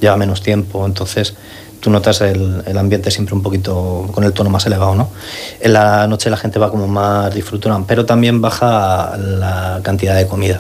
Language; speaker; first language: Spanish; native; Spanish